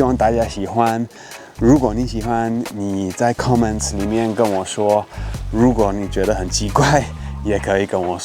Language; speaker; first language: Chinese; non-native, fluent; English